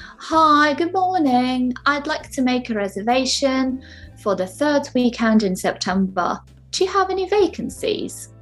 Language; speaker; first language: English; non-native, fluent; Ukrainian